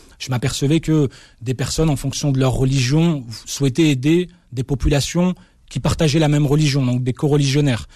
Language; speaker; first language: French; early bilingual, other home language; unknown